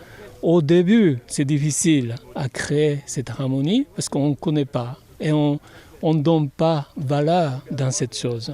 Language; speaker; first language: French; non-native, fluent; Japanese